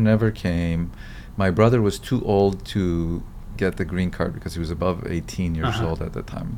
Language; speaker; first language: English; non-native, fluent; Arabic